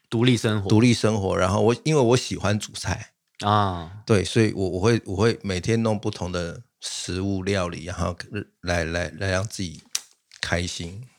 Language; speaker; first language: Chinese; non-native, fluent; Cantonese